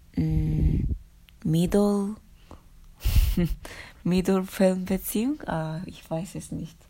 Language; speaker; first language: German; non-native, learner; Japanese